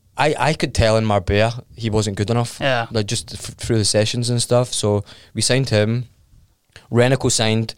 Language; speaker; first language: English; native; English